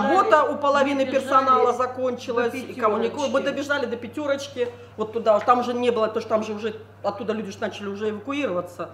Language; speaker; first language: Russian; native; Russian